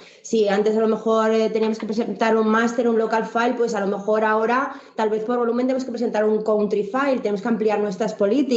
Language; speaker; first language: Spanish; native; Spanish